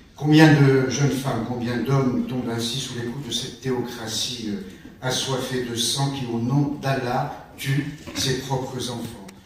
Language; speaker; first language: French; native; French